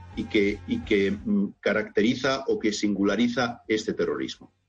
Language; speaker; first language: Spanish; native; Spanish